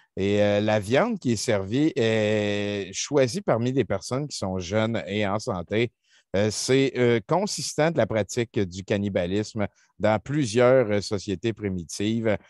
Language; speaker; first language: French; native; French